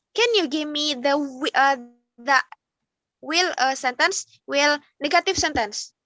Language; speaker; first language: English; non-native, learner; Indonesian